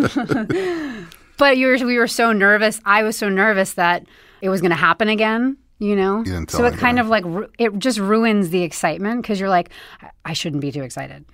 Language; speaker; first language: English; native; English